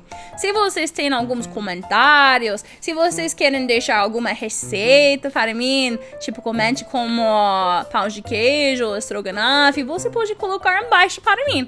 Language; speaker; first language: Portuguese; non-native, learner; English